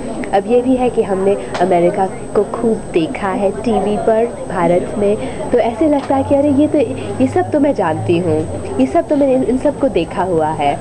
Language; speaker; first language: Hindi; native; Hindi